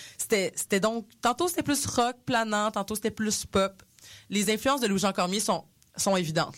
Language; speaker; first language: French; non-native, local second language; English